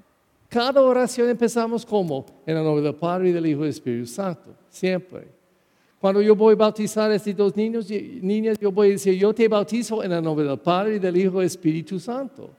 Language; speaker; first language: Spanish; non-native, fluent; English